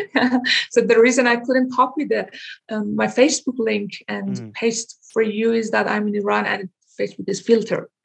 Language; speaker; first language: English; non-native, fluent; Persian